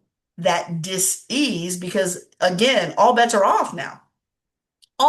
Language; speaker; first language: English; native; English